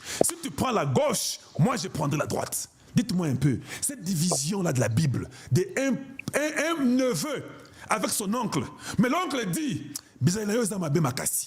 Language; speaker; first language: French; non-native, local second language; Lingala